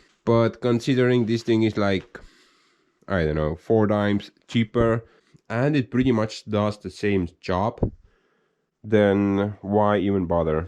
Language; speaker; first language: English; non-native, fluent; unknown